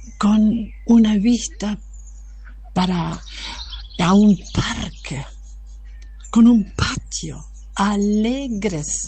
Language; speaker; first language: Spanish; non-native, fluent; German